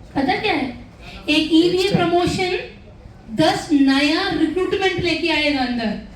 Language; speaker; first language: Hindi; non-native, local second language; Malayalam